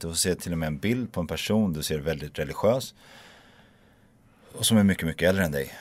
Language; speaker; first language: Swedish; native; Swedish